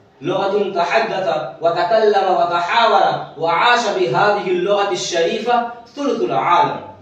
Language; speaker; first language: Arabic; non-native, fluent; Urdu